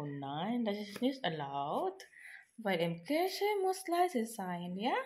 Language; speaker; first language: German; non-native, learner; Filipino